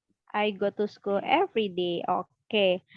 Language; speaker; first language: English; non-native, fluent; Indonesian